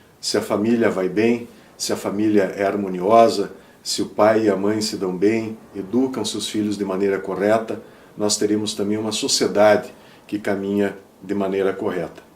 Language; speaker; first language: Portuguese; native; Portuguese